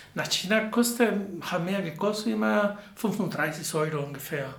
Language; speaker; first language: German; non-native, learner; Spanish